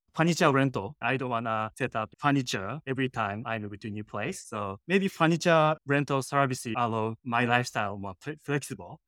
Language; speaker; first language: English; non-native, fluent; Japanese